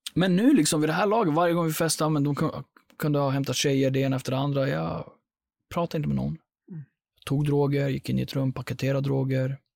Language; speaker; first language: Swedish; early bilingual, other home language; Persian